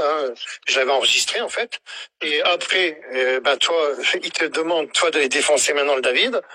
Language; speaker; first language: French; native; French